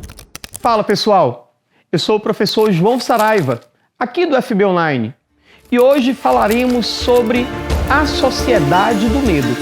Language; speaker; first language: Portuguese; native; Portuguese